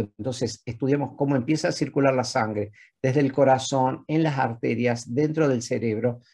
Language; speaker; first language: Spanish; native; Spanish